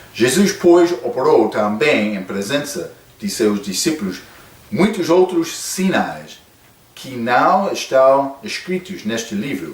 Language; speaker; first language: Portuguese; non-native, fluent; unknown